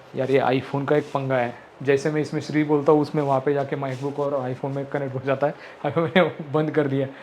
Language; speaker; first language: Hindi; non-native, local second language; Marathi